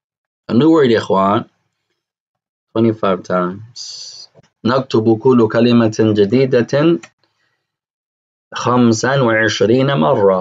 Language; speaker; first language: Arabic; non-native, fluent; English